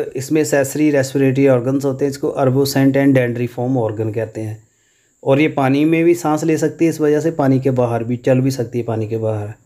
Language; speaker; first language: Urdu; non-native, local second language; Punjabi